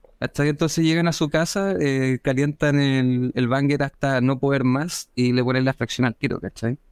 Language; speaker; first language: Spanish; native; Spanish